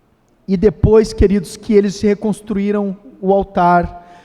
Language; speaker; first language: Portuguese; native; Portuguese